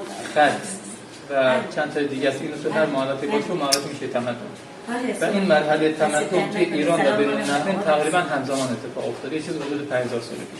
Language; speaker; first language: Persian; native; Persian